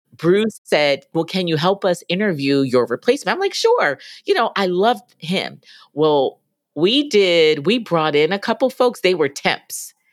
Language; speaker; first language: English; native; English